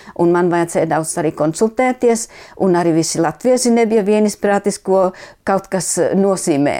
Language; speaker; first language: Latvian; non-native, fluent; Finnish